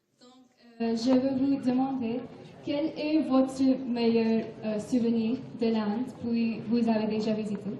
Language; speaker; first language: French; non-native, learner; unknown